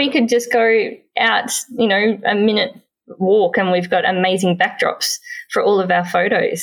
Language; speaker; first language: English; native; English